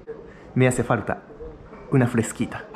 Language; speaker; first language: Spanish; non-native, learner; Japanese